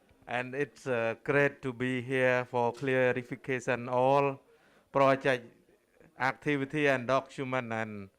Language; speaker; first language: English; non-native, learner; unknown